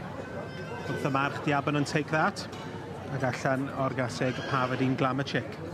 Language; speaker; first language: Welsh; native; Welsh